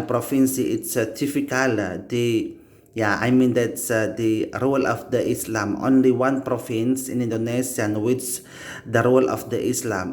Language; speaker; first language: English; non-native, learner; Indonesian